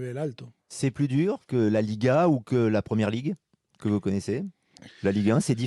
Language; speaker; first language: French; native; French